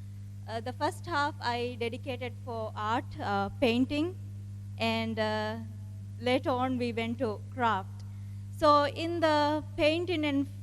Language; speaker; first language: English; non-native, local second language; Divehi